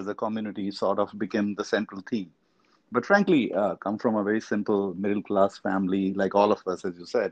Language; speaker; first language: English; non-native, local second language; Hindi